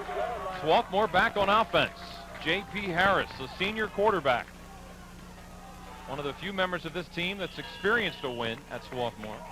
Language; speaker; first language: English; native; English